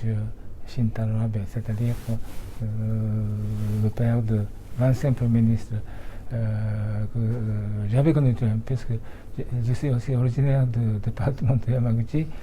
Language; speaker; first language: French; non-native, fluent; Japanese